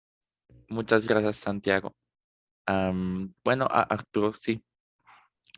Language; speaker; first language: Spanish; non-native, fluent; French